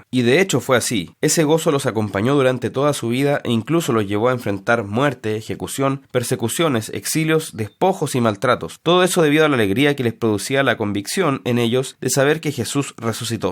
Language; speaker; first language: Spanish; native; Spanish